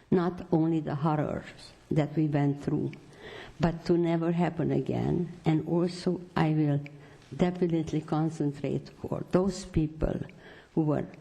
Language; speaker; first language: English; non-native, fluent; Romanian